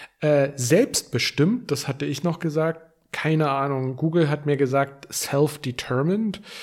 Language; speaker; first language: German; native; German